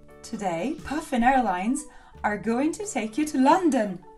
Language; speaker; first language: English; non-native, fluent; Italian